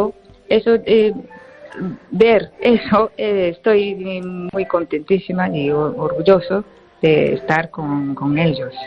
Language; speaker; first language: Spanish; non-native, fluent; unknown